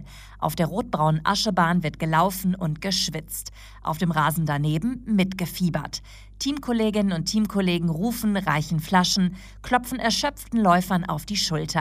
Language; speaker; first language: German; native; German